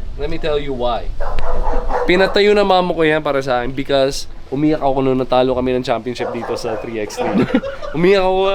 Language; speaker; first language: Filipino; non-native, local second language; Cebuano